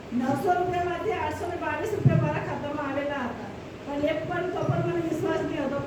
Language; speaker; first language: Gujarati; non-native, local second language; Marathi